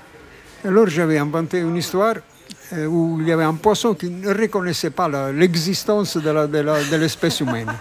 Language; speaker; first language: French; non-native, fluent; Italian